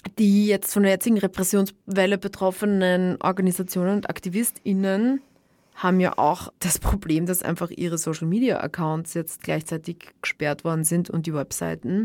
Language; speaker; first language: German; native; German